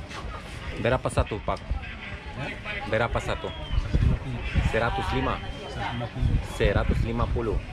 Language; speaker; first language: Indonesian; non-native, learner; Romanian